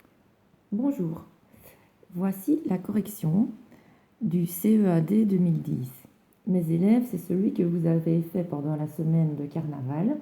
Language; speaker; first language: French; native; French